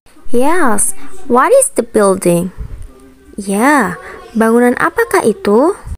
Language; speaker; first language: English; non-native, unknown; Indonesian